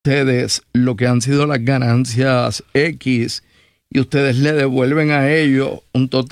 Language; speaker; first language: Spanish; native; Spanish